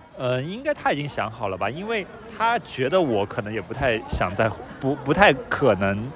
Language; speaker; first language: Chinese; native; Chinese